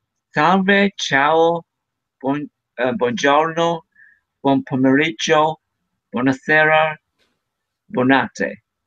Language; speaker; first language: Italian; non-native, learner; Japanese